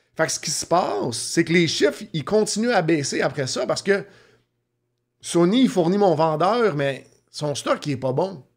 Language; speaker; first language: French; native; French